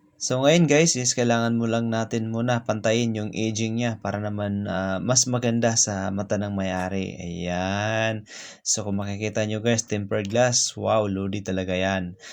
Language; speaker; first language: Filipino; non-native, local second language; Cebuano